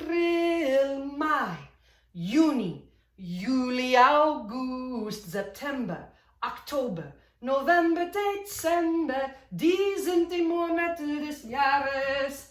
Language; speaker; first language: German; non-native, fluent; English